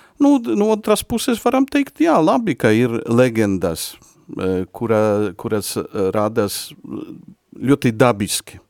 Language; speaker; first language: Latvian; non-native, fluent; Polish